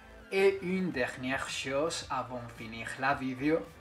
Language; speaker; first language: French; non-native, fluent; Spanish